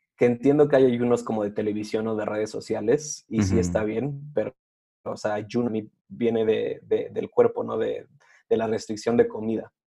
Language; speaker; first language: Spanish; native; Spanish